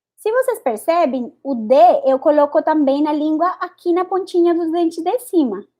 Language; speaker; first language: Portuguese; non-native, fluent; Spanish